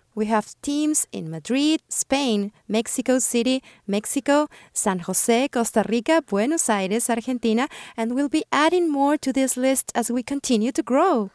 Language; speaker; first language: English; non-native, fluent; Spanish